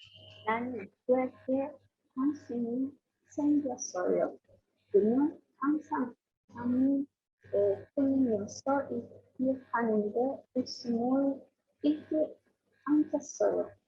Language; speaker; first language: Korean; non-native, learner; Spanish